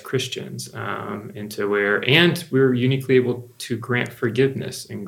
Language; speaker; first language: English; native; English